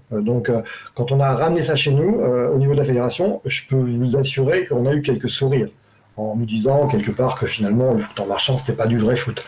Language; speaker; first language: French; native; French